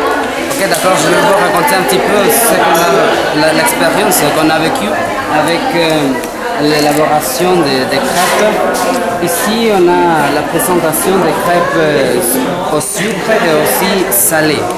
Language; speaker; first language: French; non-native, fluent; Spanish